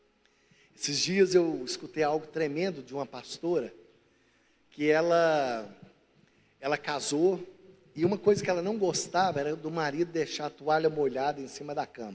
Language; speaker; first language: Portuguese; native; Portuguese